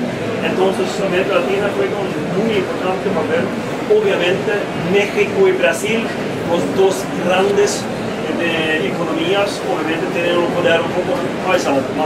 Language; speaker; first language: Spanish; non-native, fluent; Swedish